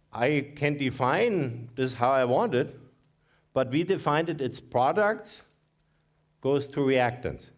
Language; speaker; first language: English; non-native, fluent; German